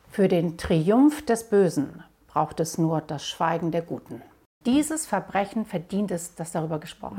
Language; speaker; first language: German; native; German